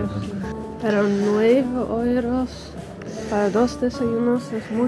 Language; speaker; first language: Spanish; non-native, fluent; Dutch